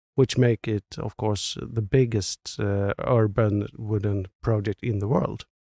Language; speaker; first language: English; non-native, fluent; Swedish